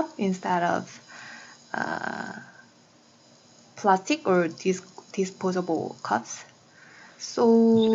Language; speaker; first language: English; non-native, learner; Korean